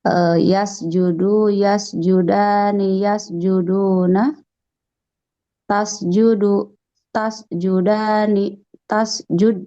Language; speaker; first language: Arabic; non-native, learner; Indonesian